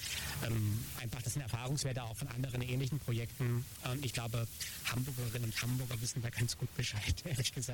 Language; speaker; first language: German; native; German